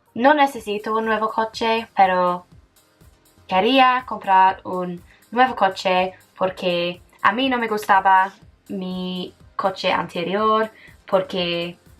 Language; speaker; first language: Spanish; non-native, fluent; English